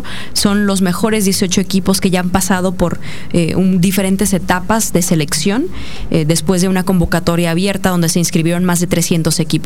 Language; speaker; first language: Spanish; native; Spanish